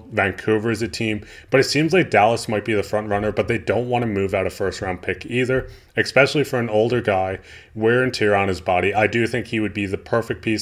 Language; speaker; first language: English; native; English